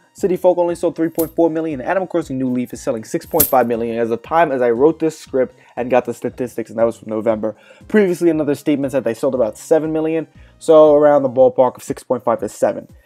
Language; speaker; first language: English; native; English